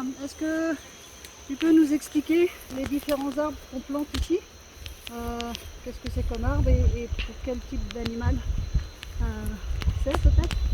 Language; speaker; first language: French; native; French